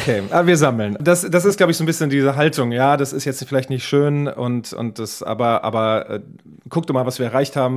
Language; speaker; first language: German; native; German